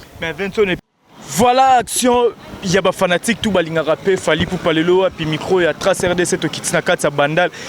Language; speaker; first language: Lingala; native; Lingala